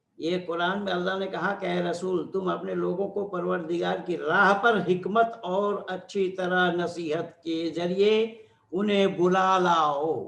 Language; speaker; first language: Hindi; non-native, local second language; Bangla